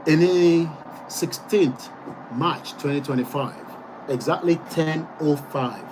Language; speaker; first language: English; non-native, local second language; Yoruba